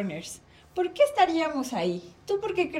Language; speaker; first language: Spanish; native; Spanish